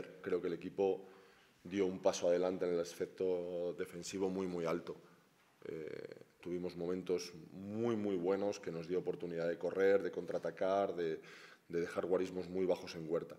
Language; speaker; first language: Spanish; native; Spanish